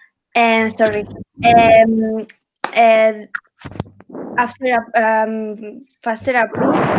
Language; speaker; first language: English; non-native, learner; Spanish